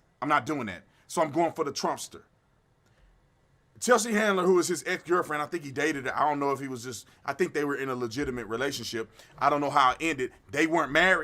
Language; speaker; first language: English; native; English